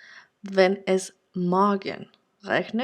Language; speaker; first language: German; non-native, fluent; Spanish